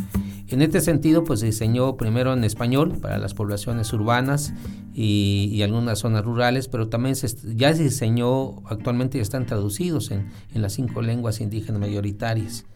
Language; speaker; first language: Spanish; native; Spanish